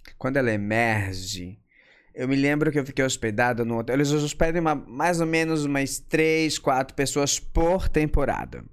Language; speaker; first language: Portuguese; native; Portuguese